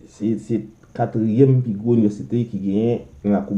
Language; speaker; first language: French; non-native, local second language; Haitian Creole